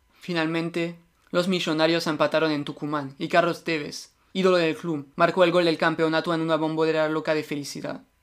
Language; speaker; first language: Spanish; non-native, fluent; French